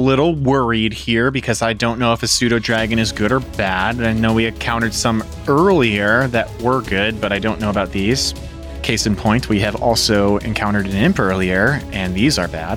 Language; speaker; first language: English; native; English